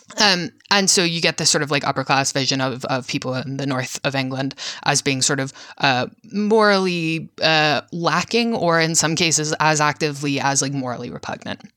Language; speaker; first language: English; native; English